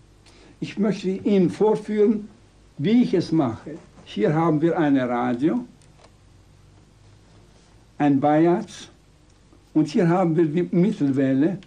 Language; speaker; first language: German; non-native, fluent; Swedish